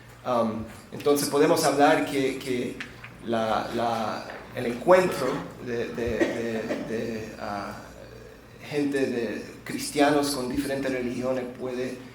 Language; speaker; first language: Spanish; non-native, fluent; English